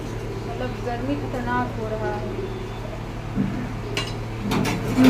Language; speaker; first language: Hindi; native; Hindi